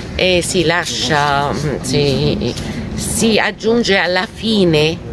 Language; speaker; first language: Italian; non-native, fluent; Arabic